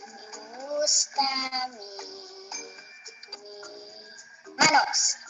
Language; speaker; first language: Spanish; non-native, learner; English